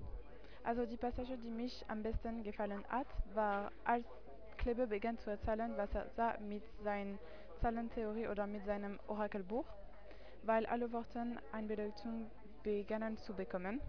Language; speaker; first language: German; non-native, learner; French